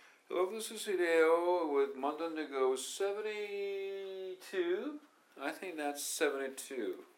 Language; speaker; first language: English; non-native, fluent; Japanese